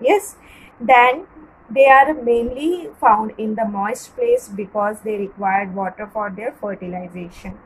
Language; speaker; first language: English; non-native, local second language; Marathi